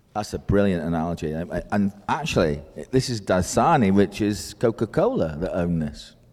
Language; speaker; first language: English; native; English